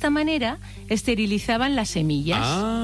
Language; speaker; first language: Spanish; native; Spanish